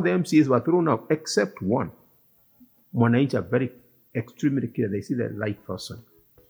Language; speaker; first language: English; non-native, local second language; Kikuyu